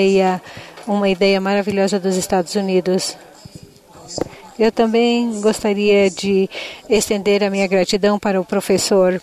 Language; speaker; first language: Portuguese; non-native, fluent; Indonesian